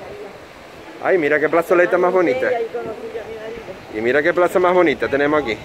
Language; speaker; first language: Spanish; native; Spanish